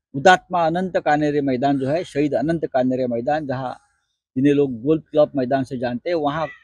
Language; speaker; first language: Hindi; non-native, local second language; Marathi